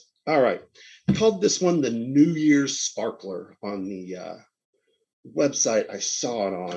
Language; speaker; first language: English; native; English